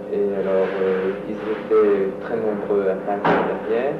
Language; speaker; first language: French; non-native, fluent; English